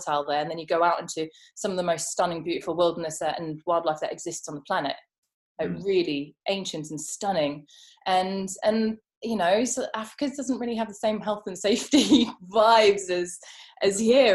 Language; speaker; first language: English; native; English